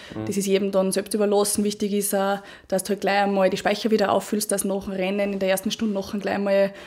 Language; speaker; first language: German; native; German